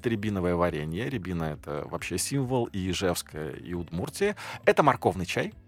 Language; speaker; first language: Russian; native; Russian